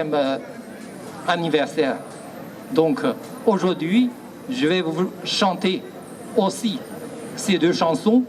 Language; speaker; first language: French; non-native, fluent; Chinese